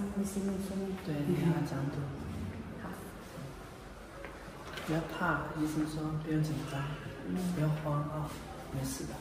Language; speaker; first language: Chinese; native; Chinese